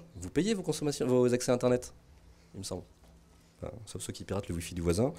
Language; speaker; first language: French; native; French